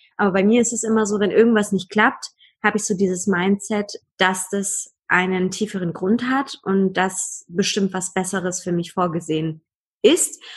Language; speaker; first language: German; early bilingual, other home language; Persian